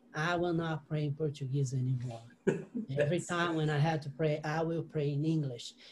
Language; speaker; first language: English; non-native, learner; Portuguese